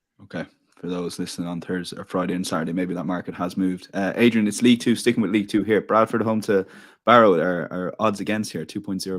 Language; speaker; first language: English; native; English